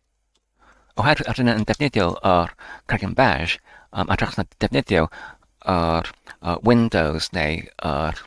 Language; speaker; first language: Welsh; non-native, learner; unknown